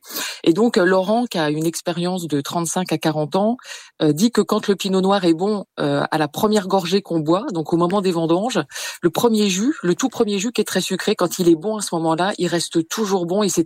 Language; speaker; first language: French; native; French